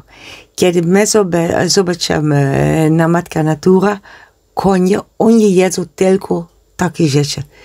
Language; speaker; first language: Polish; non-native, learner; Dutch